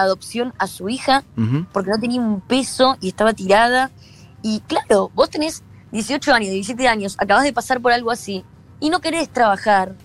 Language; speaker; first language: Spanish; native; Spanish